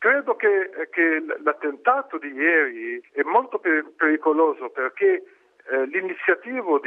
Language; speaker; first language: Italian; non-native, learner; Arabic